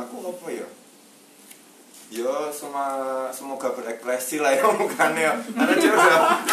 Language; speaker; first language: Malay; non-native, local second language; Javanese